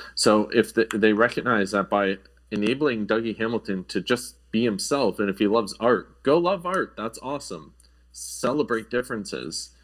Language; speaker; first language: English; native; English